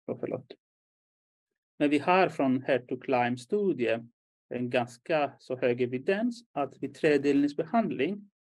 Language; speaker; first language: Swedish; non-native, fluent; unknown